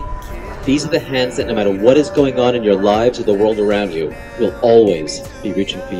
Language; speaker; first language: English; native; English